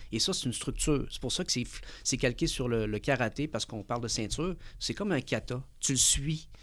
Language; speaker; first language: French; early bilingual, other home language; Spanish